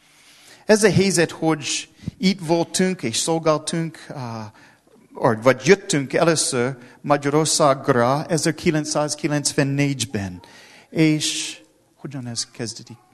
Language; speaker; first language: Hungarian; non-native, learner; English